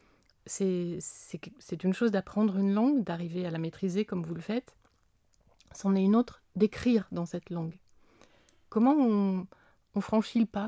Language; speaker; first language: French; native; French